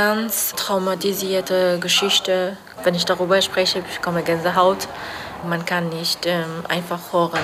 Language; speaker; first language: German; non-native, learner; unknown